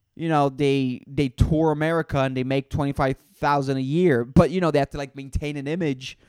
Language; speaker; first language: English; non-native, fluent; Spanish